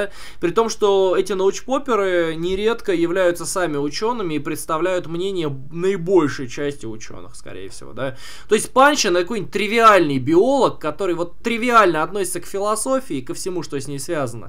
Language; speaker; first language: Russian; native; Russian